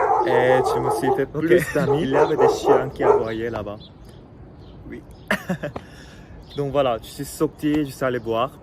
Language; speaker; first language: French; non-native, fluent; Korean